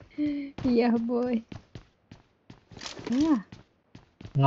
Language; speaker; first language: English; non-native, learner; Indonesian